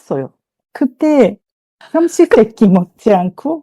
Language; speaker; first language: Korean; non-native, fluent; Japanese